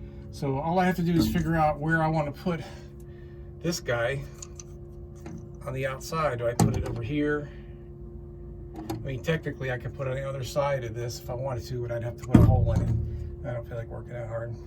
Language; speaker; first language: English; native; English